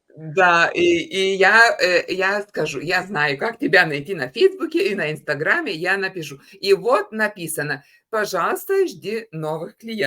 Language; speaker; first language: Russian; non-native, fluent; Lithuanian